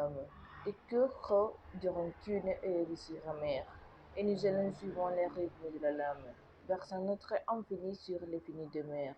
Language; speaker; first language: French; non-native, learner; Spanish